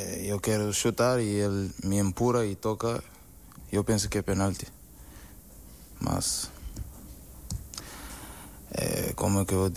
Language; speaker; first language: Spanish; non-native, learner; Portuguese